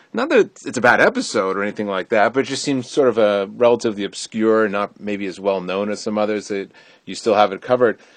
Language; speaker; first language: English; native; English